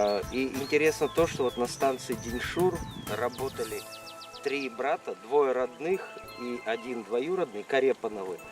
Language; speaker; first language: Russian; native; Russian